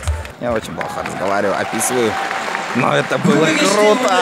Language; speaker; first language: Russian; non-native, local second language; Kazakh